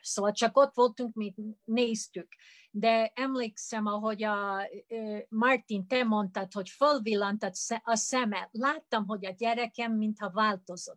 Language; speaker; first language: Hungarian; early bilingual, heritage; Hungarian